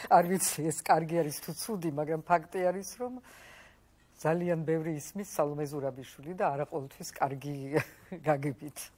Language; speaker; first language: Georgian; early bilingual, heritage; Georgian